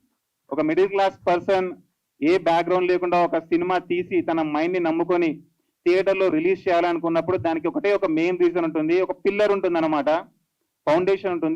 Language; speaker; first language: Telugu; native; Telugu